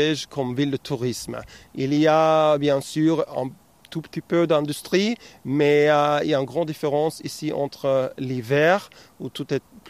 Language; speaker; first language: French; non-native, fluent; Norwegian